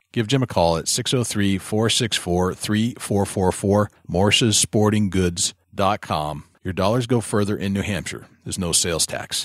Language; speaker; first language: English; native; English